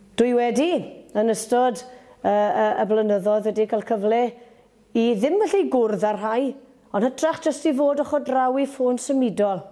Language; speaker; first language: Welsh; native; Welsh